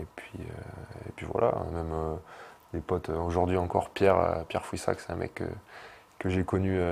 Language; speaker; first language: French; native; French